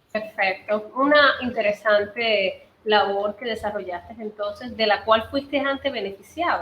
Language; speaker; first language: Spanish; native; Spanish